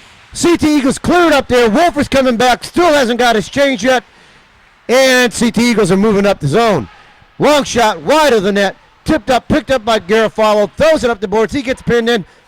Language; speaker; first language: English; native; English